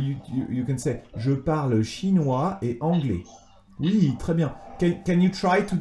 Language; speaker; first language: French; native; French